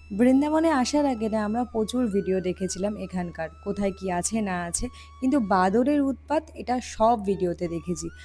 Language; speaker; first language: Bangla; native; Bangla